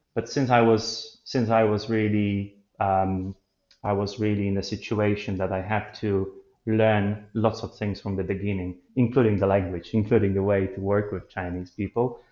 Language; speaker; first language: English; non-native, fluent; Polish